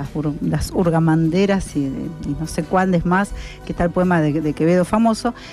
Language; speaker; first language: Spanish; native; Spanish